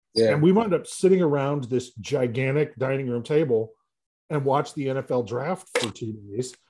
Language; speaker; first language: English; native; English